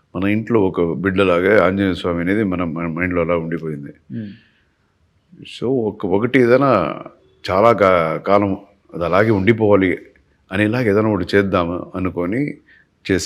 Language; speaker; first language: Telugu; native; Telugu